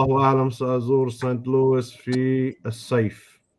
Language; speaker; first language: Arabic; non-native, fluent; English